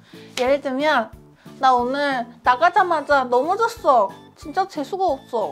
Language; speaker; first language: Korean; non-native, fluent; Chinese